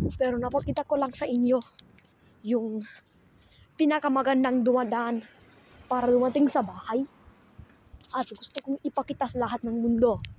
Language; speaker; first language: Filipino; non-native, learner; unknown